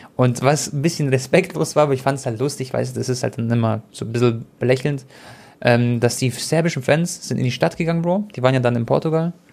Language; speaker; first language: German; early bilingual, other home language; Croatian